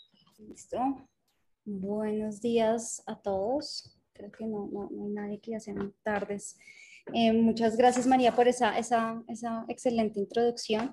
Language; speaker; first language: Spanish; native; Spanish